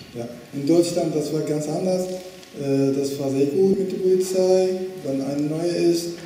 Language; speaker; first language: German; non-native, learner; Somali